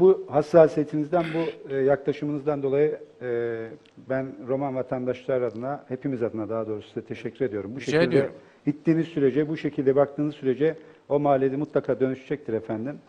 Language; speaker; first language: Turkish; native; Turkish